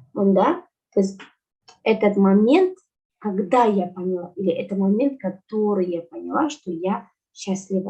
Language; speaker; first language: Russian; non-native, local second language; Kazakh